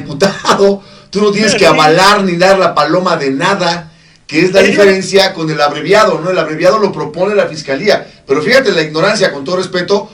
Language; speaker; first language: Spanish; native; Spanish